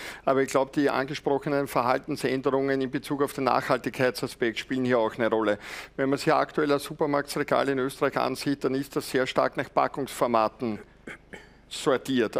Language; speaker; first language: German; native; German